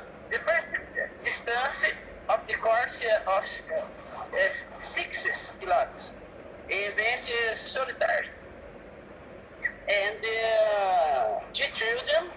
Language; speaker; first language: English; non-native, learner; Portuguese